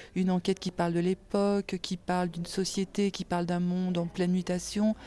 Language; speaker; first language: French; native; French